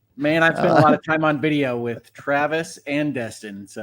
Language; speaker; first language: English; native; English